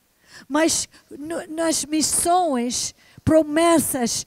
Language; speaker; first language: Portuguese; non-native, fluent; English